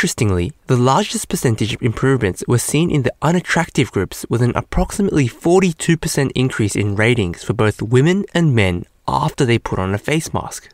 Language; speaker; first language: English; non-native, fluent; Korean